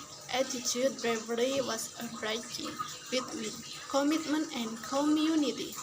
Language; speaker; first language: English; non-native, learner; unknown